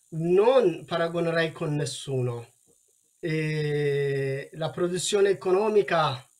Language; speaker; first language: Italian; non-native, learner; Wolaytta